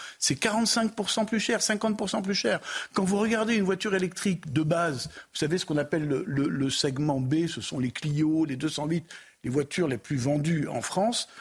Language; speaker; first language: French; native; French